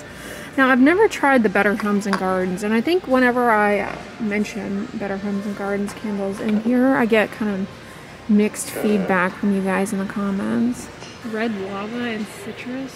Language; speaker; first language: English; native; English